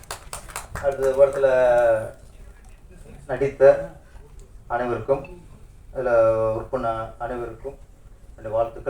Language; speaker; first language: Tamil; native; Tamil